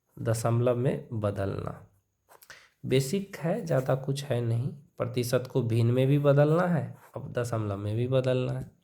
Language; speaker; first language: Hindi; native; Hindi